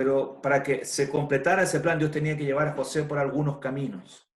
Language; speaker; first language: Spanish; native; Spanish